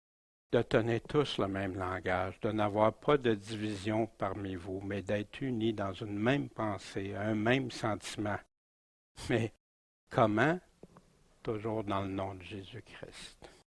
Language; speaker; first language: French; native; French